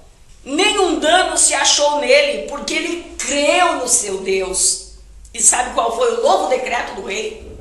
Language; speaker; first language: Portuguese; native; Portuguese